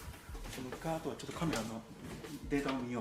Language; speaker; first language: Japanese; native; Japanese